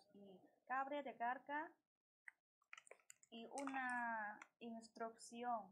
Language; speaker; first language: Spanish; non-native, learner; Chinese